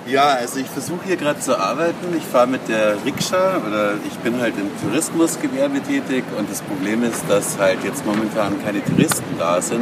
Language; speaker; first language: German; native; German